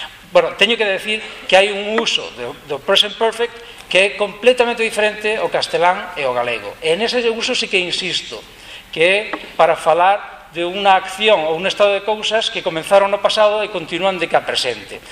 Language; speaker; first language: Galician; non-native, local second language; Spanish